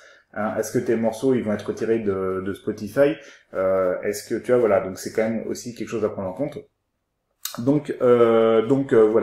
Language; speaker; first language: French; native; French